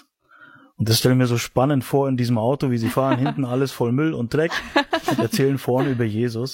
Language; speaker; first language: German; native; German